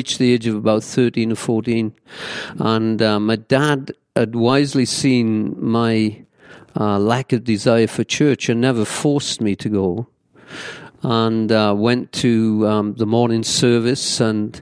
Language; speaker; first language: English; native; English